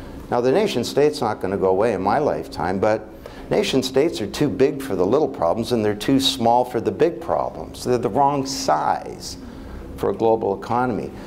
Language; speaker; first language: English; native; English